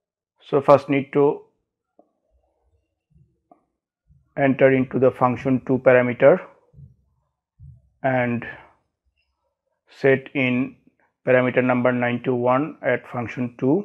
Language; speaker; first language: English; non-native, learner; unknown